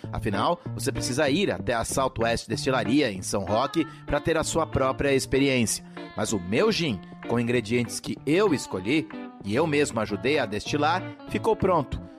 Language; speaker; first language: Portuguese; native; Portuguese